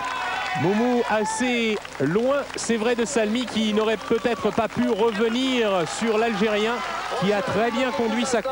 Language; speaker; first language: French; native; French